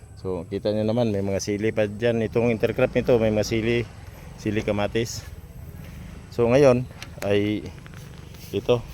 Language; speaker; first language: Filipino; native; Filipino